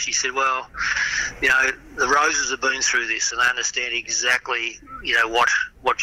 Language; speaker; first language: English; native; English